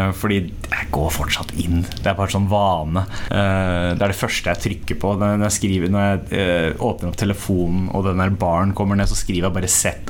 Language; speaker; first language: Norwegian; early bilingual, other home language; Punjabi